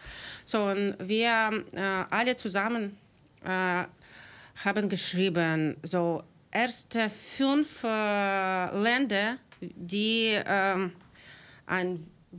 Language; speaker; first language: German; non-native, learner; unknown